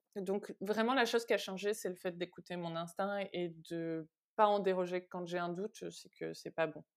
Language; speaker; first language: French; native; French